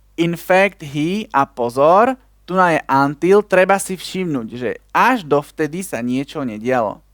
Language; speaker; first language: Slovak; native; Slovak